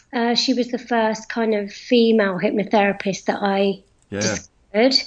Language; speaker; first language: English; native; English